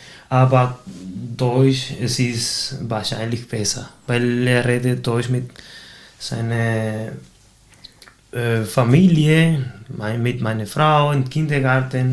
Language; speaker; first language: German; non-native, fluent; Spanish